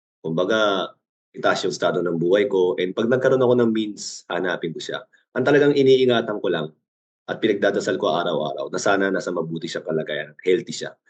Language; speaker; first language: Filipino; early bilingual, other home language; Korean